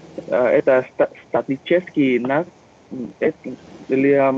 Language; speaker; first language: Russian; non-native, learner; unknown